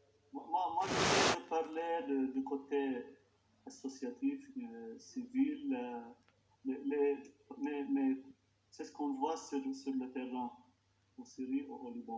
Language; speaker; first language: French; non-native, local second language; Arabic